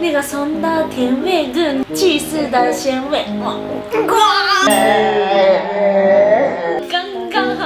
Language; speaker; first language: Chinese; non-native, fluent; Japanese